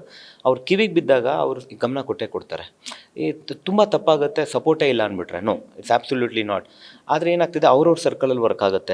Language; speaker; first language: Kannada; native; Kannada